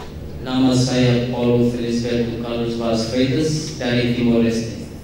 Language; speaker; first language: Indonesian; non-native, learner; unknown